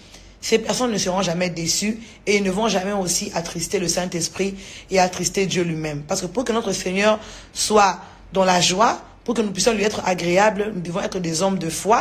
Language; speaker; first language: French; non-native, local second language; Lingala